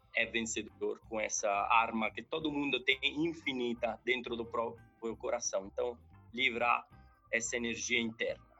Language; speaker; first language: Portuguese; non-native, fluent; Italian